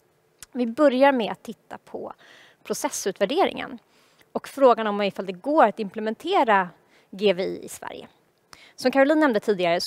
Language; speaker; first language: Swedish; native; Swedish